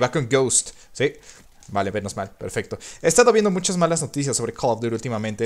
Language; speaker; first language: Spanish; native; Spanish